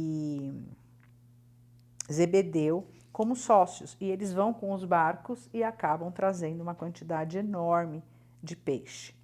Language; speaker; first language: Portuguese; native; Portuguese